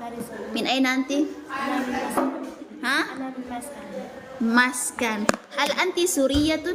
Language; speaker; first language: Arabic; non-native, fluent; Indonesian